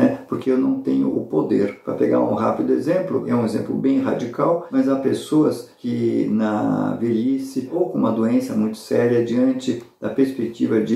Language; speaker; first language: Portuguese; native; Portuguese